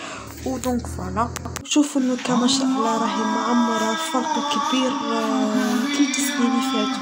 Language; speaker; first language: Arabic; early bilingual, heritage; Arabic